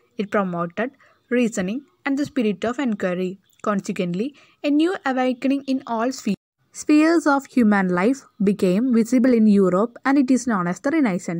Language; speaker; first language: English; non-native, local second language; Malayalam